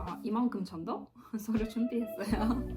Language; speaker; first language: Korean; non-native, fluent; Russian